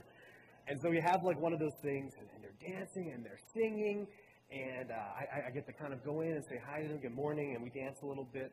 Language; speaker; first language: English; native; English